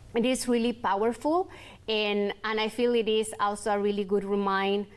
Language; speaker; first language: English; non-native, fluent; Spanish